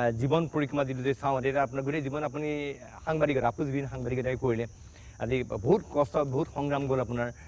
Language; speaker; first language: Assamese; native; Assamese